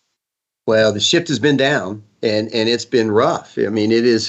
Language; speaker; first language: English; native; English